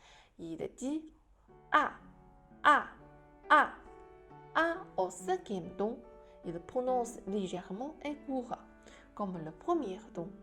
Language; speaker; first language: French; non-native, fluent; Chinese